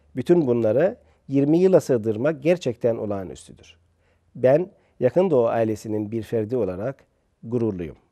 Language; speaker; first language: Turkish; non-native, fluent; Arabic